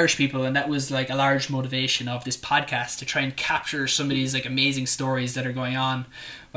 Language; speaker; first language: English; native; English